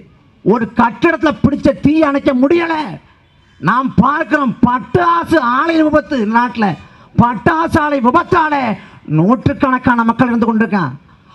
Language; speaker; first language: Tamil; native; Tamil